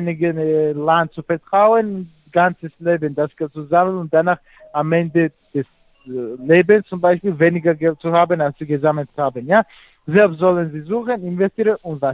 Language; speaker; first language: German; non-native, fluent; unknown